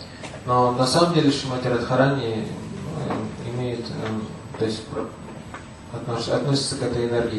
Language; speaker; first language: Russian; native; Russian